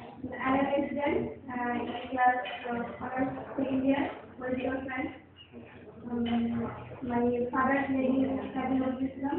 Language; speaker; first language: English; non-native, learner; Bangla